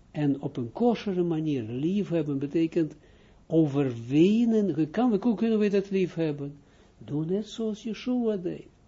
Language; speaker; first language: Dutch; non-native, fluent; Hebrew